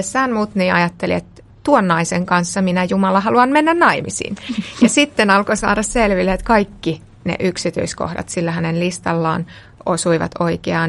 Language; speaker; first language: Finnish; native; Finnish